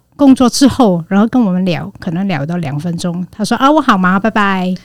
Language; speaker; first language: Chinese; non-native, fluent; Cantonese